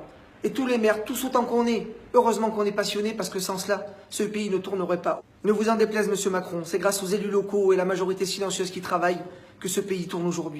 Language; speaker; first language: French; native; French